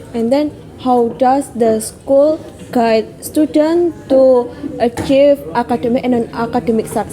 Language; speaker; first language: English; non-native, learner; Indonesian